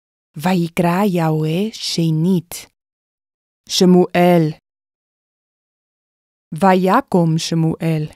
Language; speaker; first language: Hebrew; non-native, fluent; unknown